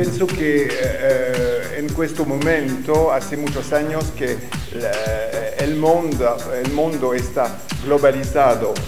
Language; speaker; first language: Spanish; non-native, learner; French